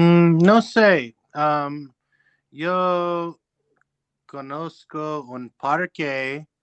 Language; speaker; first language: Spanish; non-native, learner; English